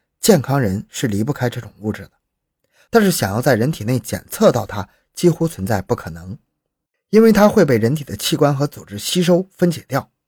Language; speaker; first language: Chinese; native; Chinese